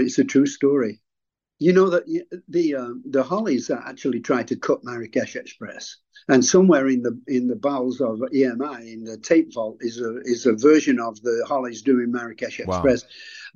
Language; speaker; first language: English; native; English